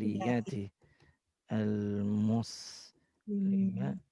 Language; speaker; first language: Arabic; non-native, fluent; English